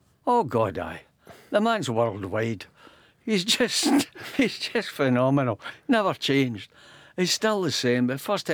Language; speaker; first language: English; native; English